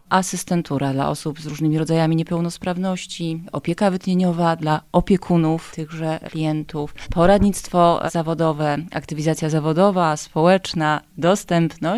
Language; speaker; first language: Polish; native; Polish